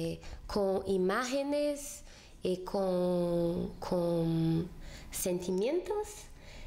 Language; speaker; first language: Spanish; non-native, fluent; Portuguese